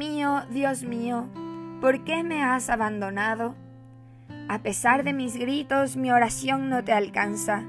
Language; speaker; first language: Spanish; native; Spanish